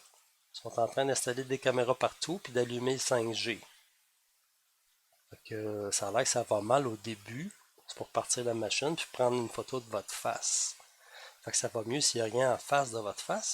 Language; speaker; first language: French; native; French